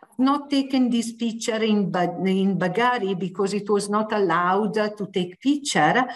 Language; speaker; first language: English; non-native, fluent; Italian